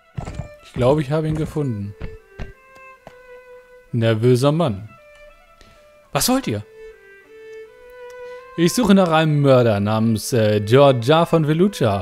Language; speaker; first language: German; native; German